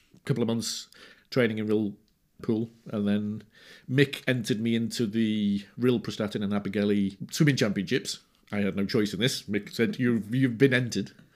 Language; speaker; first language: English; native; English